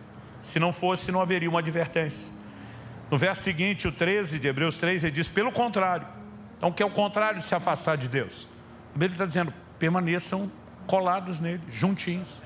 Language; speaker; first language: Portuguese; native; Portuguese